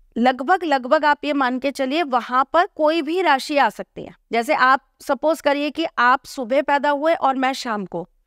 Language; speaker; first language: Hindi; native; Hindi